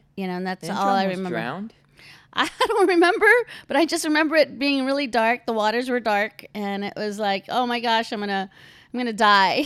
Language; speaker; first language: English; early bilingual, other home language; Filipino